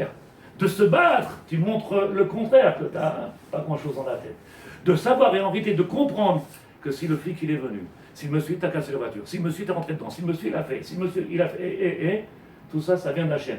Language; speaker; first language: French; native; French